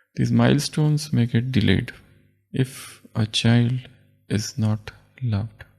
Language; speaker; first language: English; non-native, local second language; Hindi